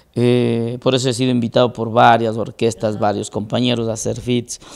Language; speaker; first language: Spanish; native; Spanish